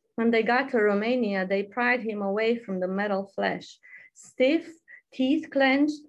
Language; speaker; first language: English; non-native, fluent; Romanian